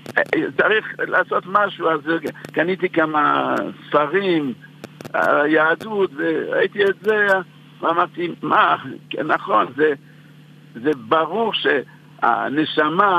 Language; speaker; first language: Hebrew; non-native, fluent; French